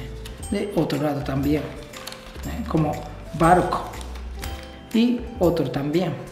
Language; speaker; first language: Spanish; non-native, learner; Japanese